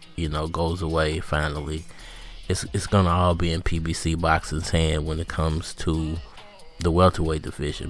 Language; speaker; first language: English; native; English